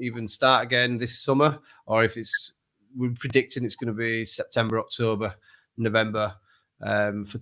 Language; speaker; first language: English; native; English